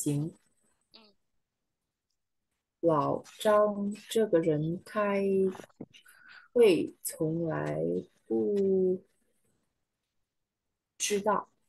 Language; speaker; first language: Chinese; non-native, learner; Vietnamese